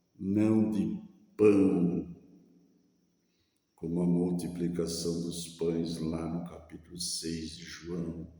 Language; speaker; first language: Portuguese; native; Portuguese